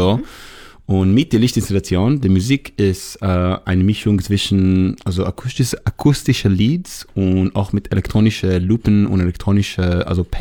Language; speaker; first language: German; non-native, learner; Hebrew